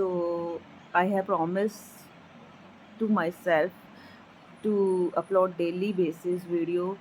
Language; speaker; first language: English; non-native, learner; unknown